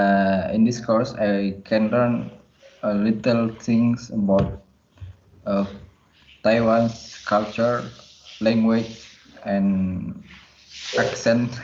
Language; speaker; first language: English; non-native, learner; Indonesian